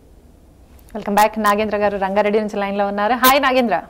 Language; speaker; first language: Telugu; native; Telugu